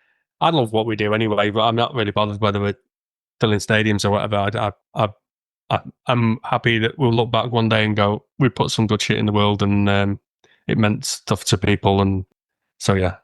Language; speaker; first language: English; native; English